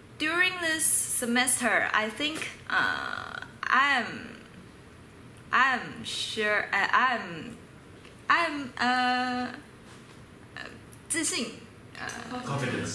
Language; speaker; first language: English; non-native, learner; Chinese